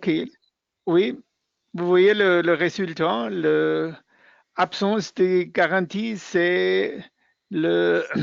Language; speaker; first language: French; non-native, fluent; German